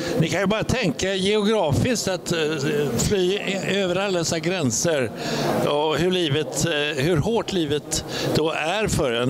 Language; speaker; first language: Swedish; native; Swedish